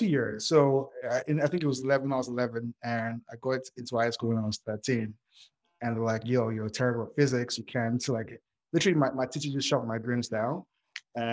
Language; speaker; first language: English; non-native, local second language; Yoruba